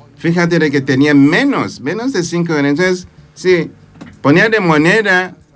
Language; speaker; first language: Spanish; non-native, fluent; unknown